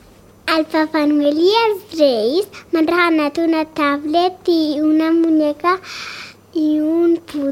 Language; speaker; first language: Catalan; non-native, local second language; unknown